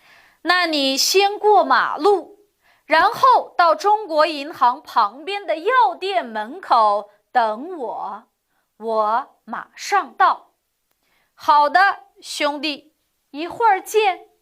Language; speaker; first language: Chinese; non-native, fluent; Uyghur